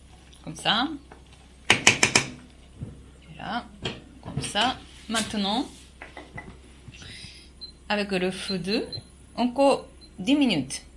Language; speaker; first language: French; non-native, learner; Japanese